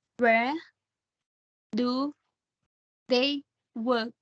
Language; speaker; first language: English; non-native, learner; Thai